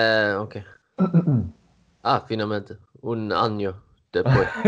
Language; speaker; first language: Portuguese; non-native, learner; Swedish